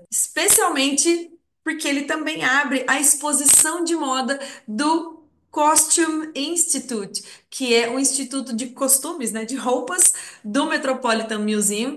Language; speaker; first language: Portuguese; native; Portuguese